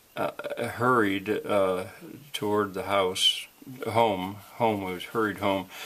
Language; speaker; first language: English; native; English